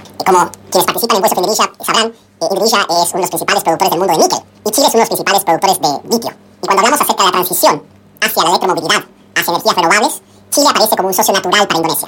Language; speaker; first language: Spanish; native; Spanish